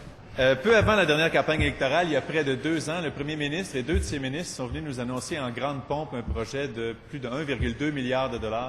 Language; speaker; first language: French; native; French